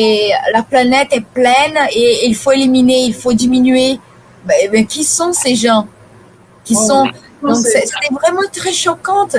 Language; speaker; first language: French; non-native, fluent; Portuguese